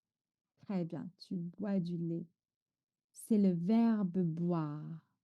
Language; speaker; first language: French; non-native, fluent; Chinese